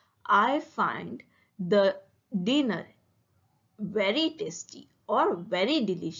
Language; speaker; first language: English; non-native, fluent; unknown